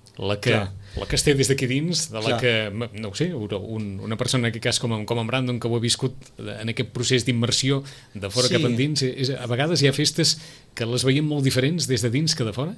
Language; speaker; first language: Catalan; native; Catalan